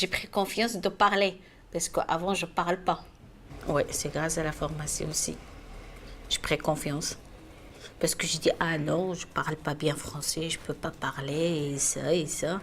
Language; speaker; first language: French; non-native, learner; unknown